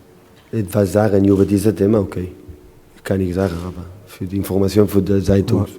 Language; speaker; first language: German; non-native, learner; Spanish